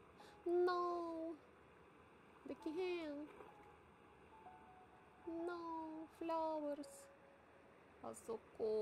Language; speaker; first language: Japanese; non-native, learner; Russian